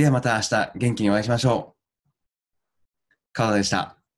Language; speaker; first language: Japanese; native; Japanese